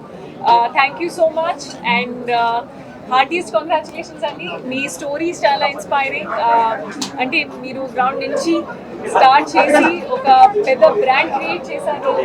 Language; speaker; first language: Telugu; non-native, local second language; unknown